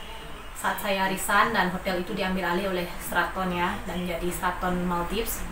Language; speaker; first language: Indonesian; non-native, local second language; Balinese